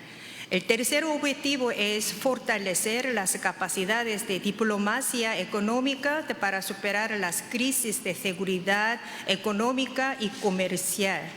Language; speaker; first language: Spanish; non-native, fluent; Korean